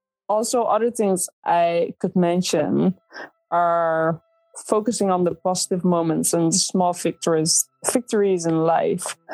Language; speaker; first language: English; non-native, fluent; Dutch